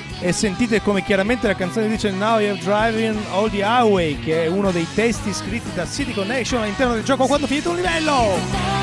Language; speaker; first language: Italian; native; Italian